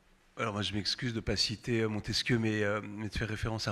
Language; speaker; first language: French; native; French